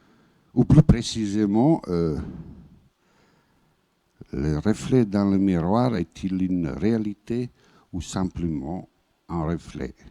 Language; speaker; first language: French; non-native, fluent; Bosnian